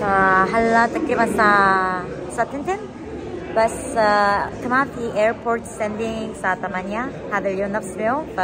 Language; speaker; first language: Arabic; non-native, fluent; Korean